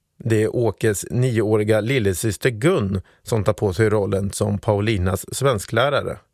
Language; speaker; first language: Swedish; native; Swedish